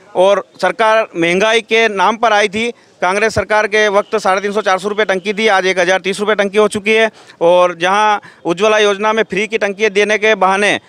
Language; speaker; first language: Hindi; native; Hindi